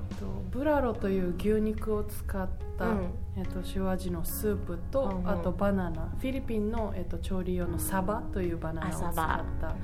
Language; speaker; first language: Japanese; early bilingual, heritage; Japanese